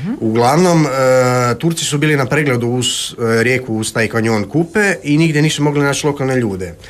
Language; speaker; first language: Croatian; native; Croatian